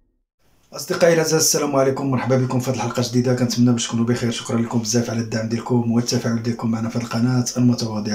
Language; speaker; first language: Arabic; native; Arabic